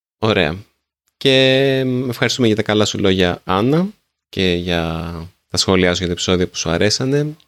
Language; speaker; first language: Greek; native; Greek